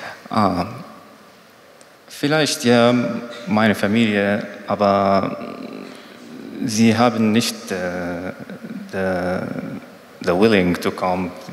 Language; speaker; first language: German; non-native, learner; Arabic